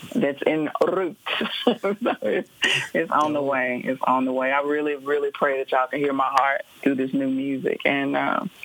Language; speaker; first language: English; native; English